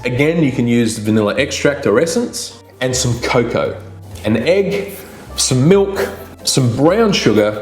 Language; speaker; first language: English; native; English